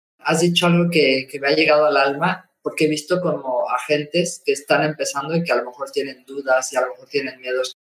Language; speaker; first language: Spanish; native; Spanish